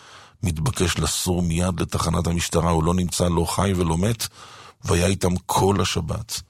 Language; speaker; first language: Hebrew; native; Hebrew